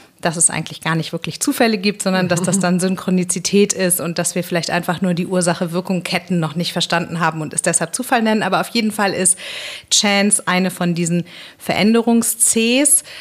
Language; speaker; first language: German; native; German